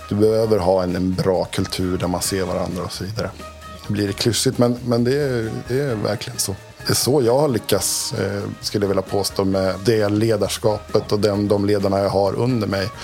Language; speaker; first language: Swedish; native; Swedish